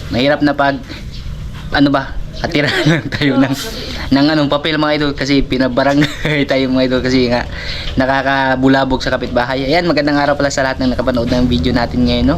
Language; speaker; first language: Filipino; non-native, local second language; Cebuano